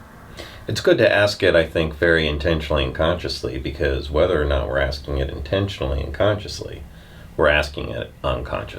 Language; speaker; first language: English; native; English